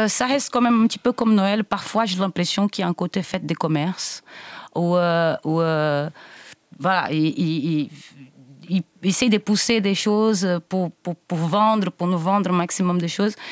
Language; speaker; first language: French; non-native, fluent; Portuguese